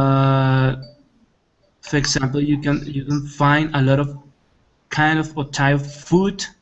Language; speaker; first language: English; non-native, learner; Spanish